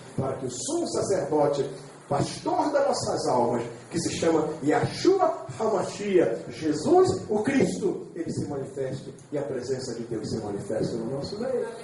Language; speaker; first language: Portuguese; native; Portuguese